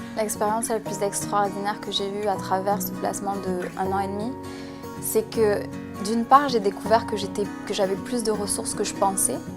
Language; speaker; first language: French; native; French